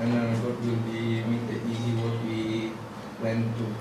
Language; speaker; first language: English; non-native, learner; Indonesian